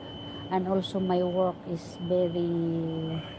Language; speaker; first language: English; non-native, learner; Filipino